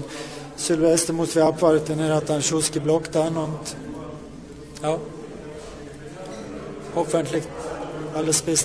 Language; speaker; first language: German; non-native, learner; Swedish